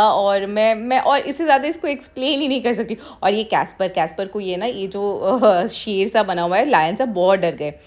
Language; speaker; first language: Hindi; non-native, local second language; Bangla